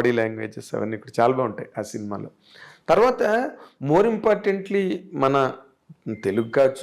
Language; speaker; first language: Telugu; native; Telugu